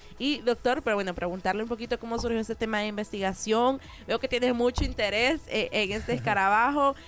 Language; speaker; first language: Spanish; native; Spanish